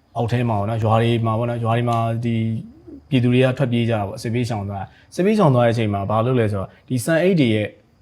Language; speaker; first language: Burmese; native; Burmese